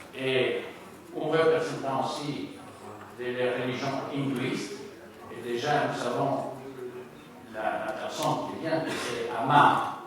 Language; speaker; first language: French; non-native, learner; Spanish